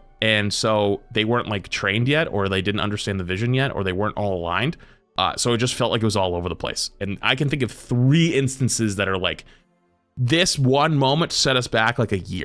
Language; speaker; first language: English; native; English